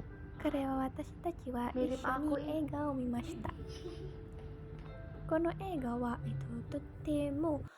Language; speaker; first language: Japanese; non-native, learner; Indonesian